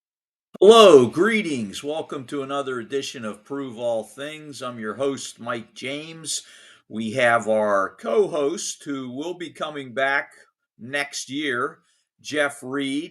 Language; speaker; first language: English; native; English